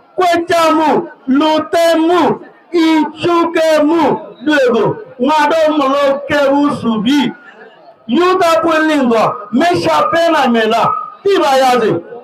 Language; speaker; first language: Burmese; non-native, local second language; Rohingya